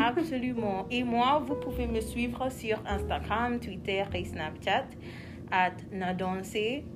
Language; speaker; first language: French; non-native, learner; English